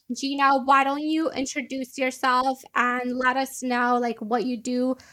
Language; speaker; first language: English; early bilingual, other home language; Italian